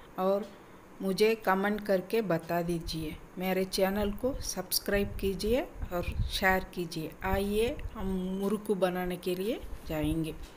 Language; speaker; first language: Hindi; non-native, local second language; Tamil